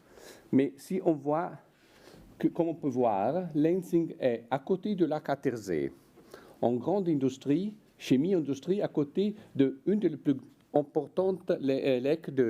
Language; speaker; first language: French; non-native, fluent; Italian